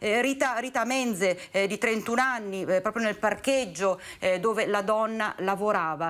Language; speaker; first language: Italian; native; Italian